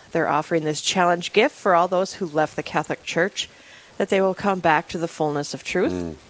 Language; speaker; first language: English; native; English